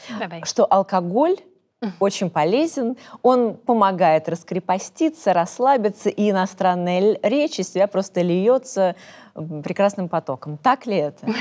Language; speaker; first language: Russian; native; Russian